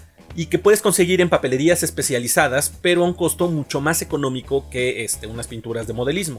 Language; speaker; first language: Spanish; native; Spanish